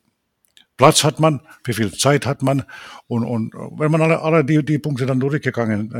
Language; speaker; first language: German; non-native, fluent; Finnish